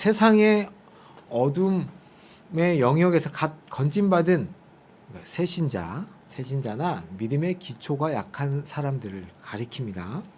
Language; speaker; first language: Korean; native; Korean